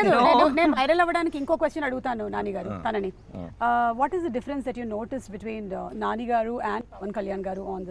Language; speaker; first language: Telugu; native; Telugu